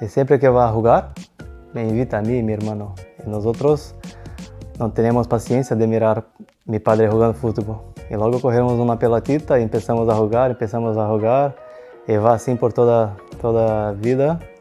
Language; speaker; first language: Spanish; non-native, learner; Portuguese